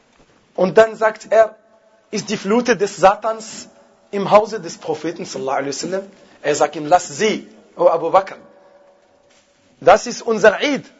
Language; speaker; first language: German; non-native, fluent; Arabic